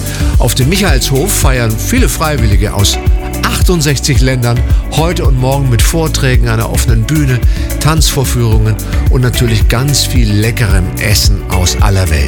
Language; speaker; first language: German; native; German